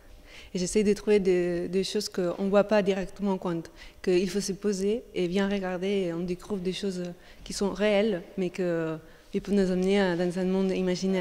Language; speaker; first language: French; non-native, fluent; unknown